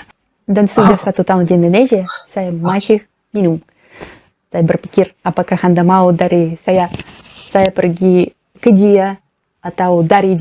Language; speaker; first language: Indonesian; non-native, learner; Russian